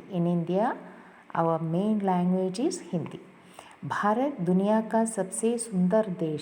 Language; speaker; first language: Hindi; non-native, local second language; Malayalam